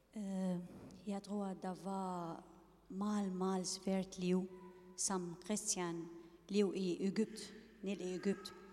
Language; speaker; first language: Danish; non-native, learner; Arabic